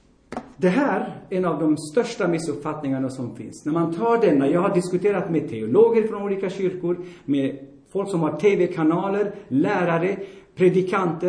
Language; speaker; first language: Swedish; non-native, fluent; Armenian